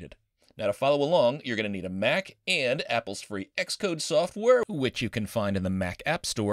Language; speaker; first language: English; native; English